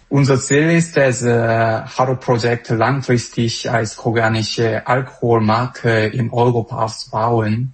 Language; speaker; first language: German; non-native, fluent; Korean